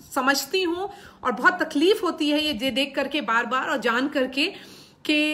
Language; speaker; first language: English; non-native, local second language; Hindi